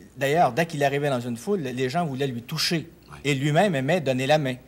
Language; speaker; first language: French; native; French